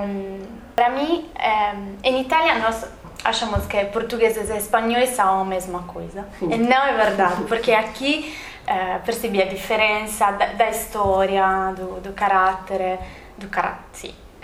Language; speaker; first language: Portuguese; non-native, learner; Italian